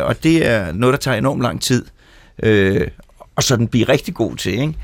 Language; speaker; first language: Danish; native; Danish